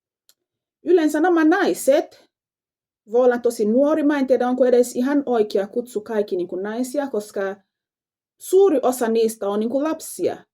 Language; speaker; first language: Finnish; non-native, fluent; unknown